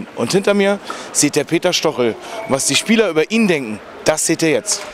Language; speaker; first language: German; native; German